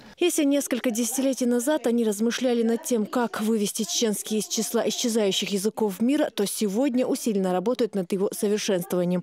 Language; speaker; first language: Russian; non-native, local second language; Chechen